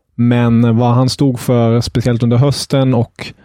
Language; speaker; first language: Swedish; non-native, fluent; German